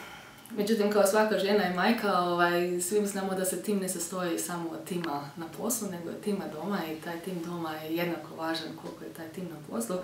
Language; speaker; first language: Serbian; early bilingual, heritage; Croatian